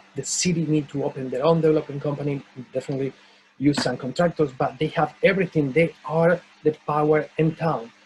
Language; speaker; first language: English; non-native, fluent; Spanish